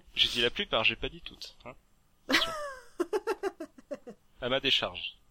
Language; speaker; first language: French; native; French